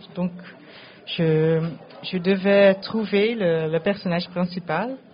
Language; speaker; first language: French; non-native, fluent; Dutch